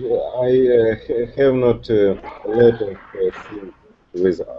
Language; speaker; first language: English; non-native, learner; Russian